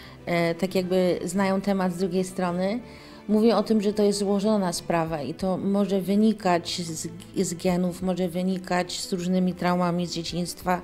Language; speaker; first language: Polish; early bilingual, heritage; English